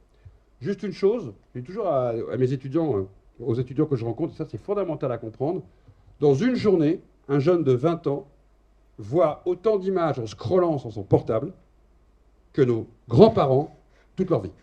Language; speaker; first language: French; native; French